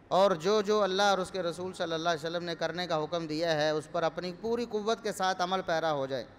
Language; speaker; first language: Urdu; non-native, local second language; Punjabi